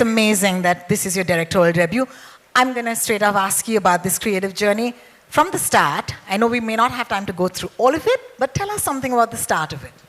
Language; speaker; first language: English; non-native, local second language; Hindi